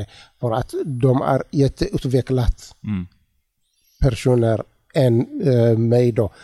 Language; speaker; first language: Swedish; non-native, learner; Tigrinya